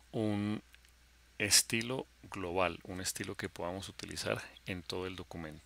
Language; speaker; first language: Spanish; native; Spanish